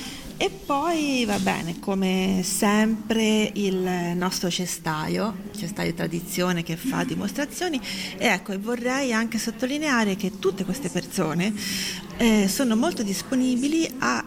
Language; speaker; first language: Italian; native; Italian